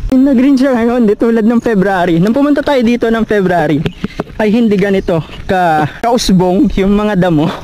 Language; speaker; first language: Filipino; non-native, local second language; Iloko